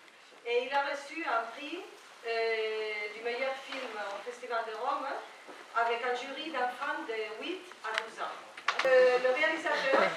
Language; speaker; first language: French; non-native, fluent; Spanish